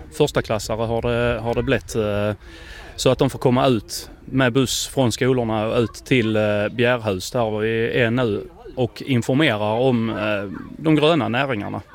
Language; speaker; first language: Swedish; native; Swedish